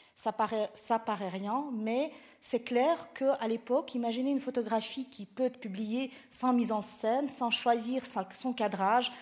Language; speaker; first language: French; non-native, fluent; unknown